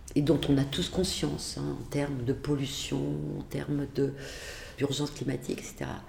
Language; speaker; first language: French; native; French